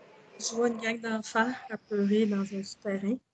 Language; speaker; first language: French; native; French